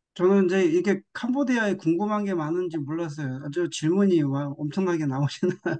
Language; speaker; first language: Korean; native; Korean